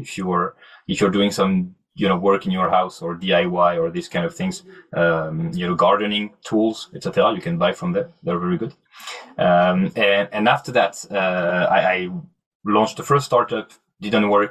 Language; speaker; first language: English; non-native, fluent; French